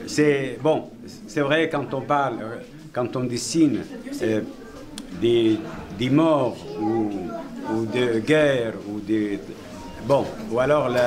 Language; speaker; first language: French; non-native, fluent; Arabic